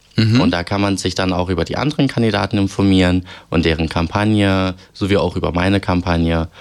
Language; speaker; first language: German; early bilingual, other home language; Albanian